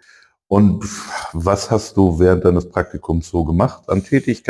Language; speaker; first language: German; native; German